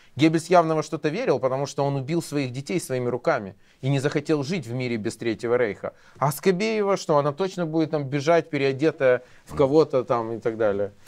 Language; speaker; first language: Russian; native; Russian